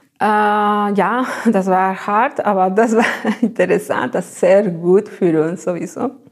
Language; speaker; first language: German; non-native, fluent; Spanish